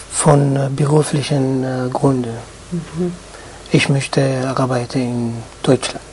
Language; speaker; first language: German; non-native, learner; Arabic